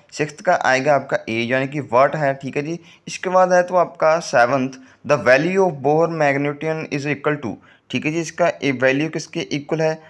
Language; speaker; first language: Hindi; non-native, local second language; Punjabi